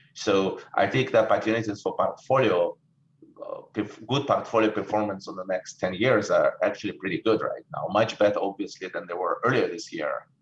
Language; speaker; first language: English; non-native, fluent; Russian